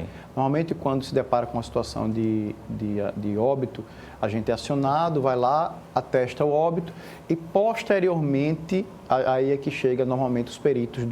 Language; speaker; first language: Portuguese; native; Portuguese